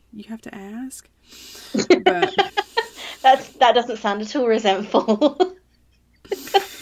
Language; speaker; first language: English; native; English